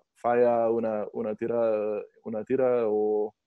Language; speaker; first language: Spanish; non-native, learner; English